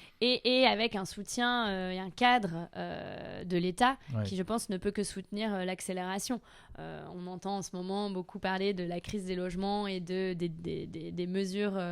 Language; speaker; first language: French; native; French